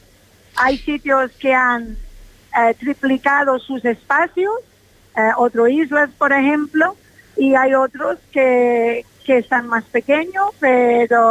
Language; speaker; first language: Spanish; non-native, fluent; English